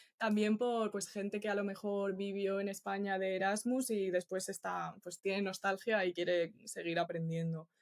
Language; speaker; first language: Spanish; native; Spanish